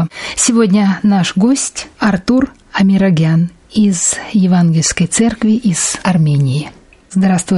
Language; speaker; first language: Russian; native; Russian